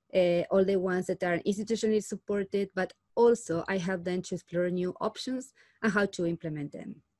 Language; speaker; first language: English; non-native, fluent; Spanish